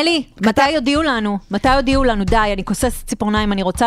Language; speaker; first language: Hebrew; native; Hebrew